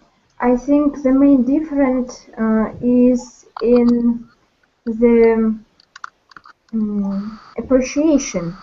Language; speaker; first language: English; non-native, learner; Russian